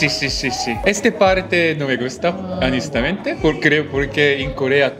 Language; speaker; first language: Spanish; non-native, learner; Korean